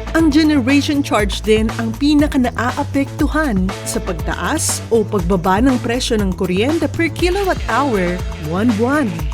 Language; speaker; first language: Filipino; native; Filipino